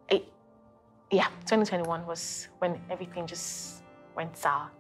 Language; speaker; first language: English; non-native, local second language; Igbo